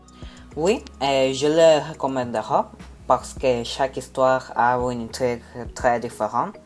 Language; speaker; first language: French; non-native, learner; Spanish